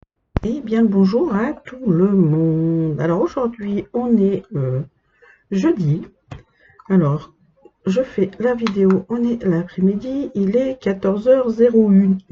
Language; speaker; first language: French; native; French